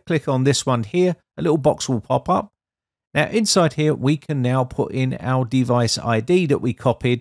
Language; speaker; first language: English; native; English